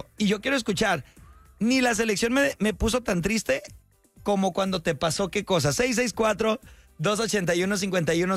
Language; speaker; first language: Spanish; native; Spanish